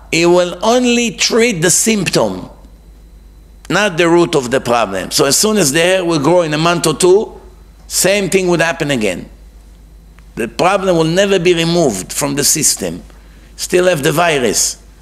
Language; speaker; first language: English; non-native, fluent; Hebrew